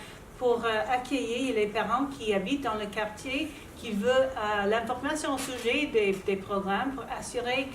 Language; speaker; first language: French; non-native, local second language; English